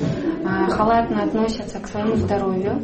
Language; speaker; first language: Russian; non-native, local second language; Kyrgyz